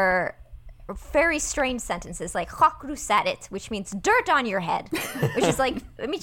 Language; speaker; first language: English; early bilingual, other home language; Persian